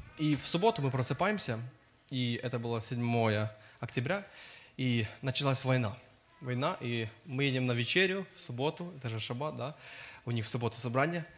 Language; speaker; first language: Russian; early bilingual, heritage; Russian